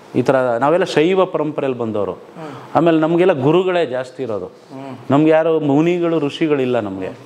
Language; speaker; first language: Kannada; non-native, local second language; Lambadi